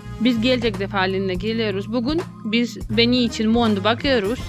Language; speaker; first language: Turkish; non-native, learner; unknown